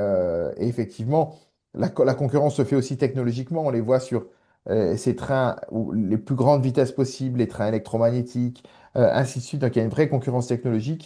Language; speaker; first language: French; native; French